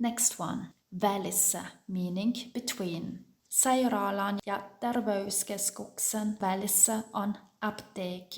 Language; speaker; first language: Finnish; non-native, fluent; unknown